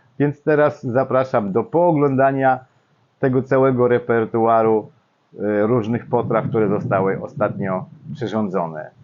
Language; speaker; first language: Polish; native; Polish